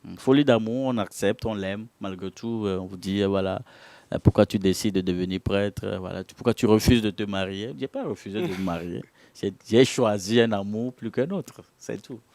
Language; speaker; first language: French; non-native, local second language; Ewe